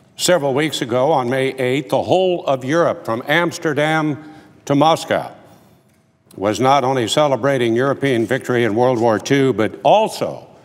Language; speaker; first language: English; native; English